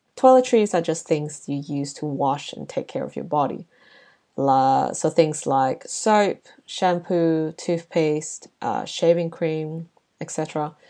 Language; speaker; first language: English; non-native, local second language; Chinese